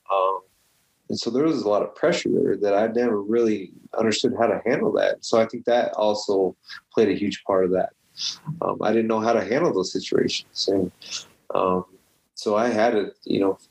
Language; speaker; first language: English; native; English